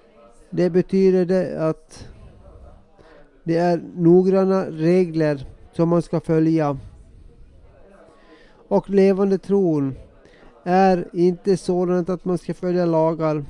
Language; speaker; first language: Swedish; non-native, local second language; Finnish